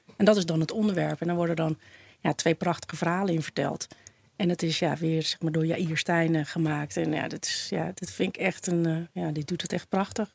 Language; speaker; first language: Dutch; native; Dutch